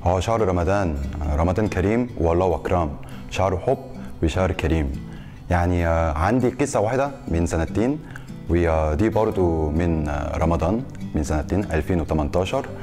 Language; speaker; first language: Egyptian Arabic; non-native, fluent; Korean